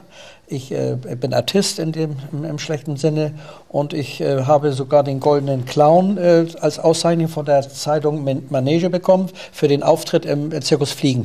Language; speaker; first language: German; native; German